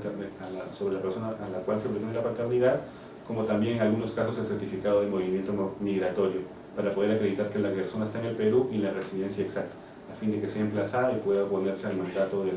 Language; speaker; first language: Spanish; native; Spanish